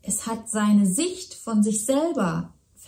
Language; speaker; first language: German; native; German